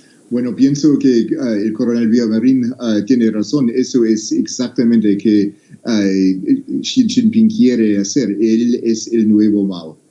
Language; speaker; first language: Spanish; non-native, fluent; English